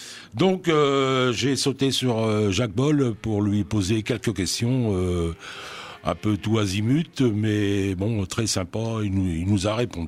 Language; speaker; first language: French; native; French